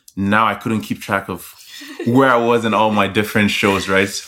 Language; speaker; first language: English; non-native, local second language; Yoruba